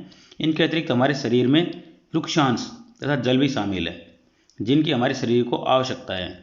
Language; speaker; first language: Hindi; native; Hindi